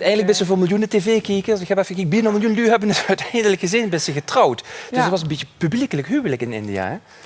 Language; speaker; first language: Dutch; native; Dutch